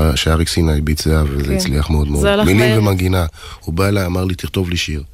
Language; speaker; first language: Hebrew; native; Hebrew